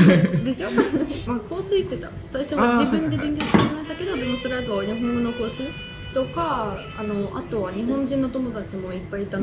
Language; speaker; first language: Japanese; non-native, fluent; Russian